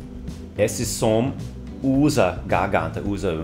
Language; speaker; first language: Portuguese; non-native, fluent; English